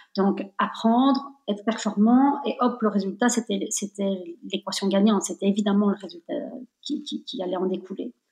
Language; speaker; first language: French; native; French